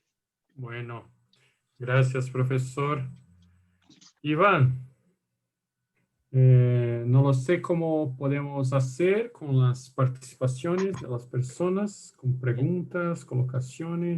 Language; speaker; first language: Spanish; non-native, fluent; Portuguese